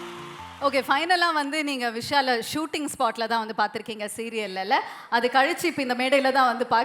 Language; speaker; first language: Tamil; native; Tamil